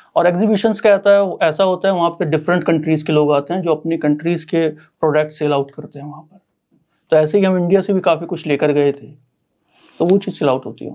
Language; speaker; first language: Hindi; native; Hindi